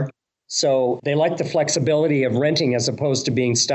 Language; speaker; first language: English; native; English